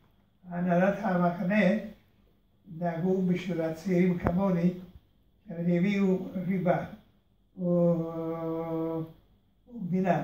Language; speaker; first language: Hebrew; early bilingual, other home language; Hungarian